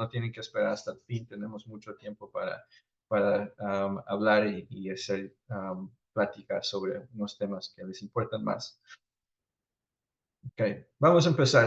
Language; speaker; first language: Spanish; early bilingual, heritage; Spanish